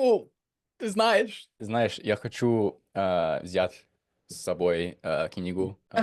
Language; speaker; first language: Russian; non-native, fluent; English